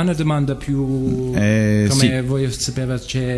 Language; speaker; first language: Italian; non-native, learner; English